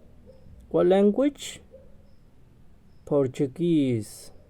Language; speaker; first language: English; non-native, learner; Spanish